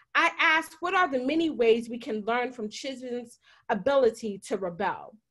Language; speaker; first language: English; native; English